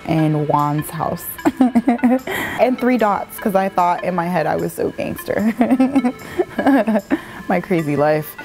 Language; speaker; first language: English; native; English